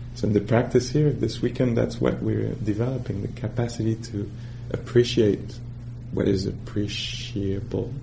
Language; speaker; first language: English; non-native, fluent; French